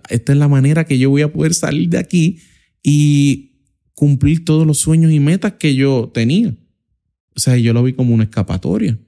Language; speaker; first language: Spanish; native; Spanish